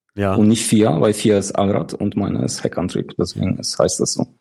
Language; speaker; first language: German; non-native, fluent; Polish